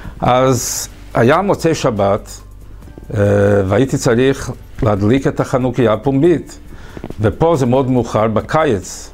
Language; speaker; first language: Hebrew; early bilingual, heritage; English